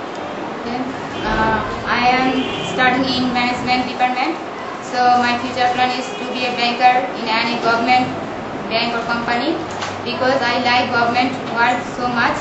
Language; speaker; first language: English; non-native, learner; Bangla